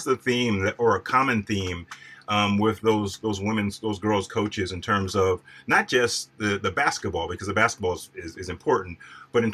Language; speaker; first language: English; native; English